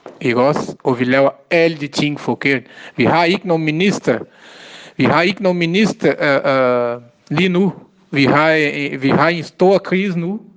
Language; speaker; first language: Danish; non-native, learner; Portuguese